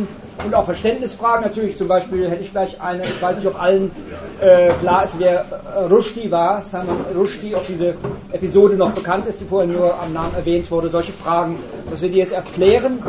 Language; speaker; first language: German; native; German